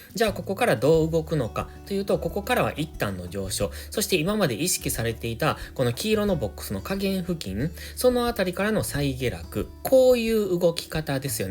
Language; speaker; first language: Japanese; native; Japanese